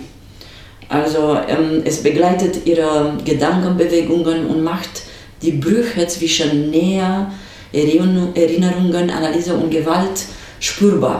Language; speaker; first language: German; non-native, fluent; Romanian